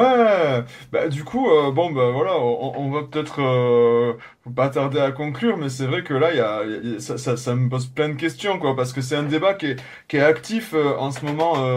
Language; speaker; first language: French; native; French